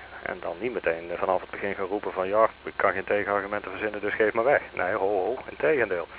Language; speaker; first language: Dutch; native; Dutch